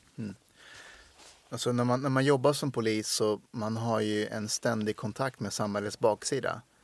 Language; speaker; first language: Swedish; early bilingual, other home language; Persian